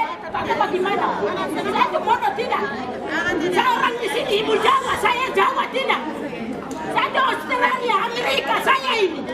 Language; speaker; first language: Indonesian; non-native, local second language; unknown